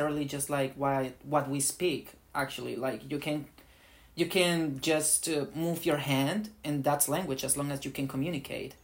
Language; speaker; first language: English; non-native, fluent; Spanish